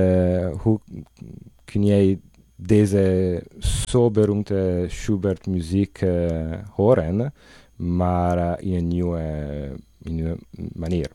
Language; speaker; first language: Dutch; non-native, learner; Italian